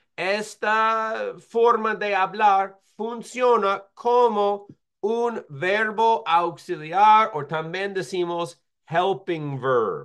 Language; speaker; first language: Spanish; non-native, fluent; English